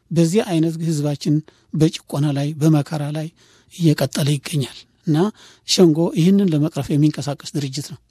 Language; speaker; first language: Amharic; non-native, local second language; Tigrinya